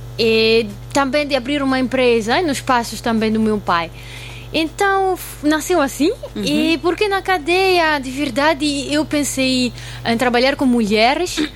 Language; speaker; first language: Portuguese; non-native, fluent; Italian